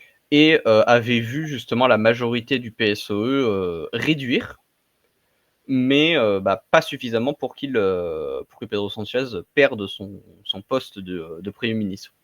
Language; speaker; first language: French; native; French